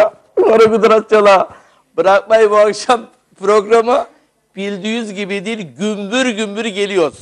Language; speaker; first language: Turkish; native; Turkish